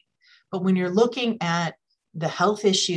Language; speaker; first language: English; native; English